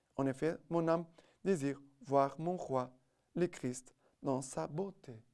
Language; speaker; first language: French; non-native, fluent; Portuguese